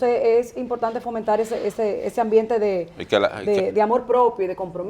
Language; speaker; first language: Spanish; native; Spanish